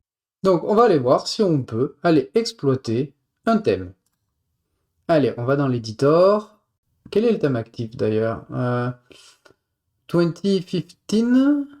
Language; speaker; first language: French; native; French